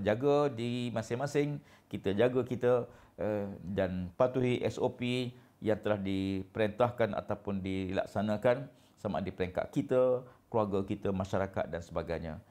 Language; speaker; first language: Malay; native; Malay